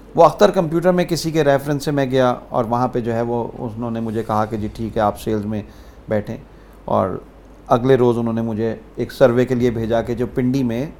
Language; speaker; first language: Urdu; native; Urdu